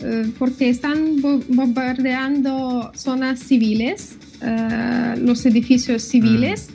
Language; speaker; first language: Spanish; non-native, fluent; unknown